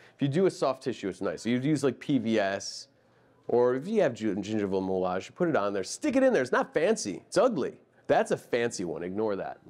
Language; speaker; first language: English; native; English